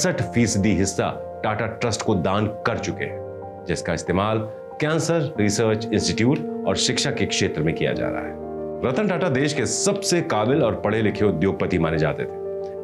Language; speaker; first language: Hindi; native; Hindi